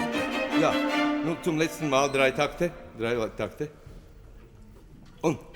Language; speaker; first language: German; non-native, fluent; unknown